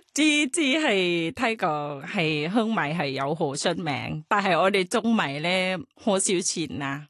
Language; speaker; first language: Cantonese; non-native, learner; Thai